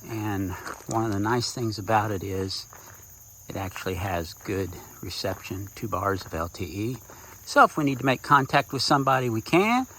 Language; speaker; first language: English; native; English